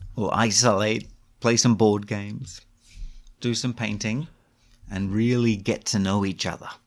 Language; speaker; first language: English; native; English